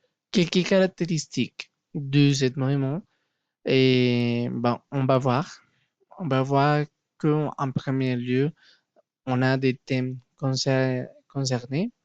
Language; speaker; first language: French; non-native, learner; Spanish